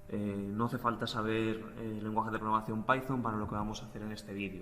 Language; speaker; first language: Spanish; native; Spanish